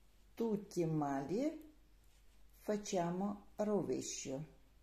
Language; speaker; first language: Italian; non-native, learner; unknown